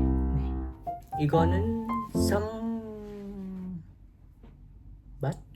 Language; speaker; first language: Korean; non-native, learner; Filipino